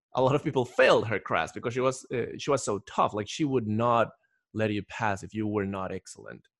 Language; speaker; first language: English; non-native, fluent; Spanish